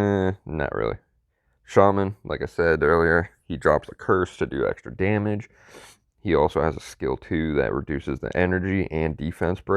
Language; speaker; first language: English; native; English